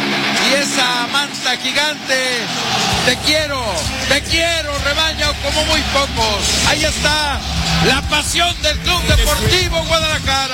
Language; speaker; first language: Spanish; native; Spanish